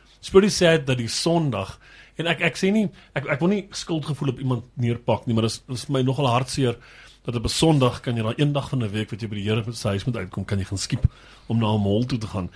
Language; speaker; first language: Afrikaans; native; Afrikaans